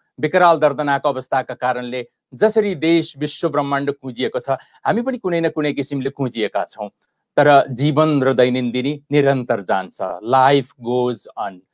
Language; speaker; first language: Nepali; native; Nepali